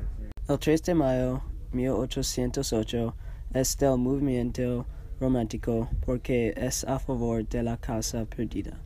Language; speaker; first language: Spanish; non-native, learner; English